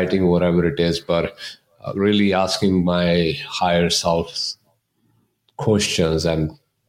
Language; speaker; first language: English; non-native, local second language; Punjabi